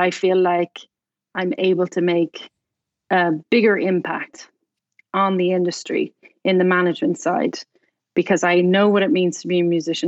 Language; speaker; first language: English; native; English